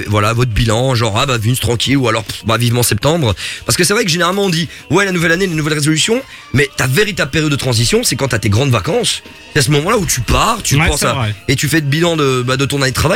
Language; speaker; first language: French; native; French